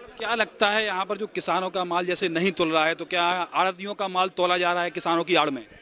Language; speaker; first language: Hindi; native; Hindi